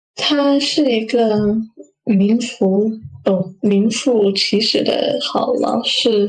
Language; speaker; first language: Chinese; non-native, learner; English